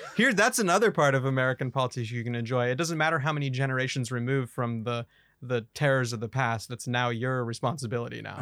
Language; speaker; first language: English; native; English